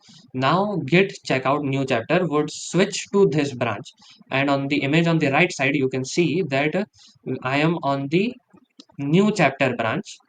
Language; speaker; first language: English; non-native, local second language; Hindi